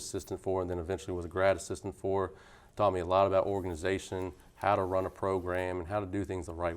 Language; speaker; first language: English; native; English